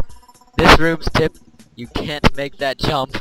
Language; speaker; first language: English; native; English